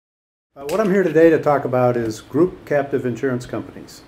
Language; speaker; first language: English; native; English